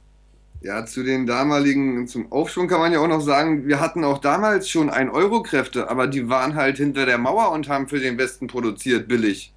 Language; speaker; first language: German; native; German